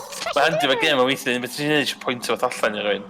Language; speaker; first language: Welsh; native; Welsh